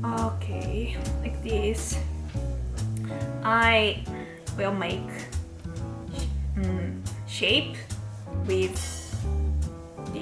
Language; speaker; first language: English; non-native, learner; Japanese